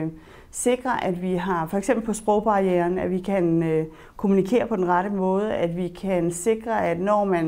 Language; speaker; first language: Danish; native; Danish